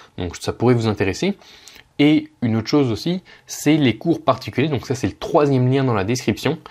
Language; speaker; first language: French; native; French